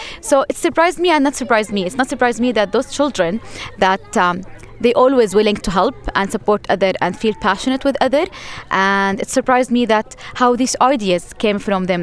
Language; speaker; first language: English; non-native, fluent; Arabic